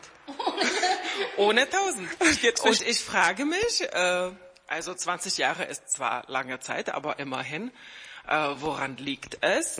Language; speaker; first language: German; non-native, fluent; Czech